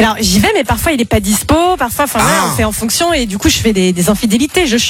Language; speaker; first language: French; native; French